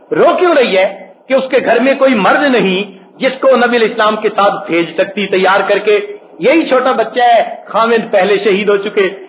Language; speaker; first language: Urdu; non-native, local second language; Punjabi